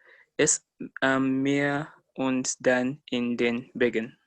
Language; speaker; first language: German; non-native, learner; English